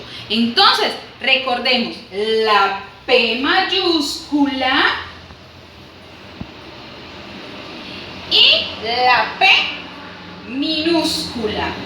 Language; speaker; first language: Spanish; native; Spanish